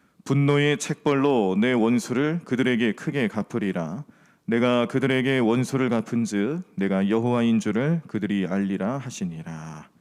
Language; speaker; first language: Korean; native; Korean